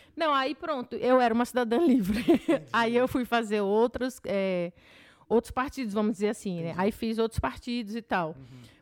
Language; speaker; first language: Portuguese; native; Portuguese